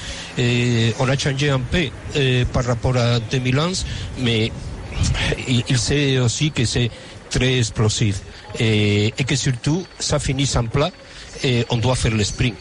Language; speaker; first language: French; non-native, fluent; Spanish